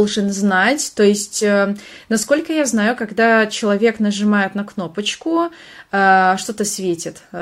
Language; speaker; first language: Russian; non-native, fluent; Hungarian